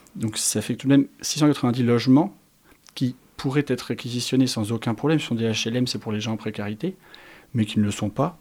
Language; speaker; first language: French; native; French